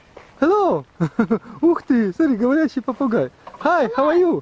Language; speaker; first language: Russian; native; Russian